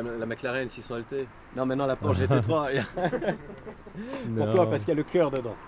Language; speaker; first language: French; native; French